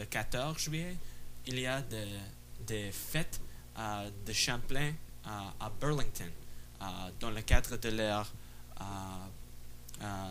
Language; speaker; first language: French; non-native, fluent; English